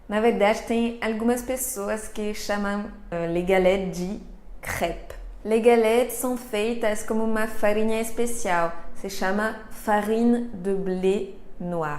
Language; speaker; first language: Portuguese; non-native, fluent; French